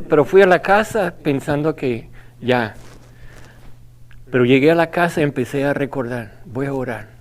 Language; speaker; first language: Spanish; non-native, fluent; English